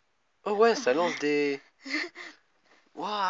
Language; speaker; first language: French; native; French